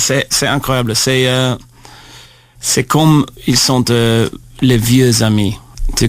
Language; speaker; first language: French; non-native, learner; English